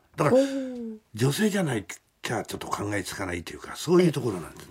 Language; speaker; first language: Japanese; native; Japanese